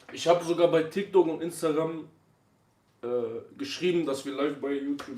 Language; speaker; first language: German; early bilingual, other home language; Kurdish